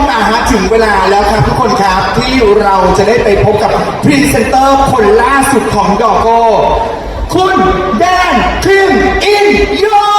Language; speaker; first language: Thai; native; Thai